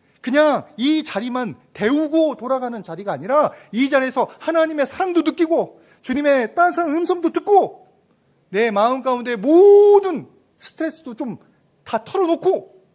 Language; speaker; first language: Korean; native; Korean